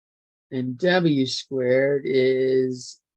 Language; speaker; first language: English; native; English